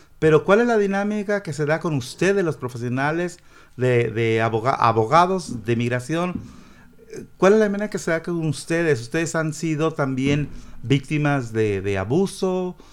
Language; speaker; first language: Spanish; native; Spanish